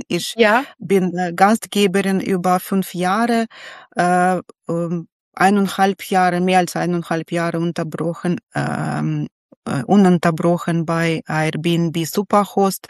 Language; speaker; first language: German; non-native, learner; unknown